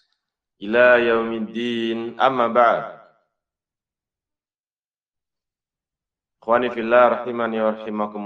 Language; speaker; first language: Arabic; non-native, fluent; Indonesian